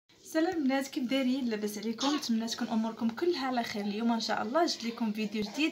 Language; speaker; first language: Arabic; native; Arabic